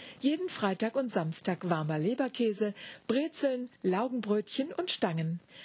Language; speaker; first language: German; native; German